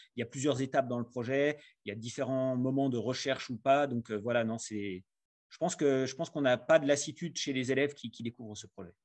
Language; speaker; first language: French; native; French